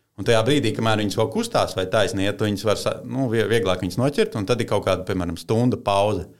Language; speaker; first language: Latvian; native; Latvian